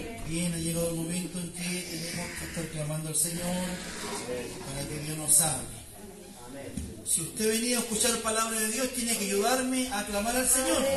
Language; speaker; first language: Spanish; native; Spanish